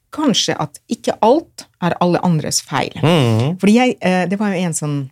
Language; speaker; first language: Norwegian; non-native, fluent; Finnish